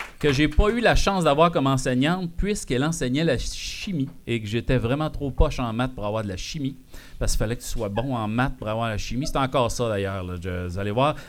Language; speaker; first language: French; native; French